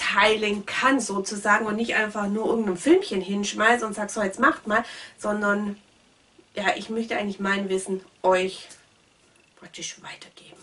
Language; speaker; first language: German; native; German